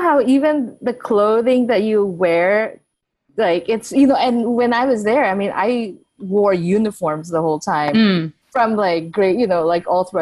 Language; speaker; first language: English; non-native, local second language; Filipino